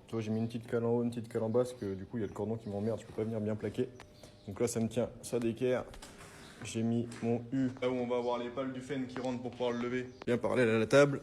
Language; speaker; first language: French; native; French